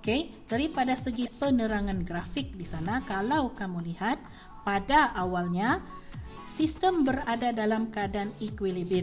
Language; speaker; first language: Malay; native; Malay